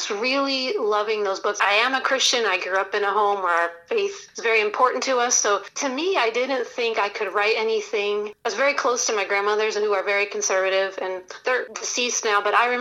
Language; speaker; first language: English; native; English